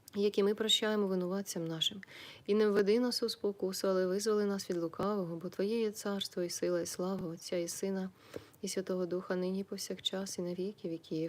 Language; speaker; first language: Ukrainian; native; Ukrainian